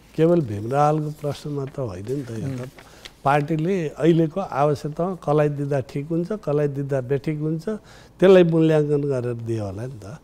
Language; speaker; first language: Nepali; native; Nepali